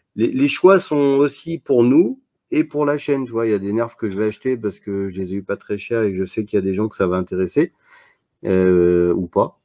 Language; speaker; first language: French; native; French